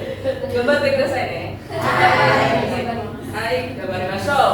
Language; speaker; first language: Japanese; non-native, fluent; Indonesian